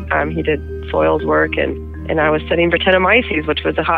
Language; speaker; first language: English; native; English